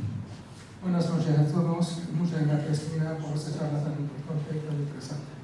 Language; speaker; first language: Spanish; non-native, fluent; Arabic